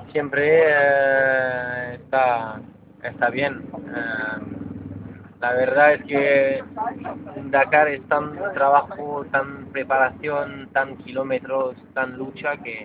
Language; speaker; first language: Spanish; non-native, fluent; French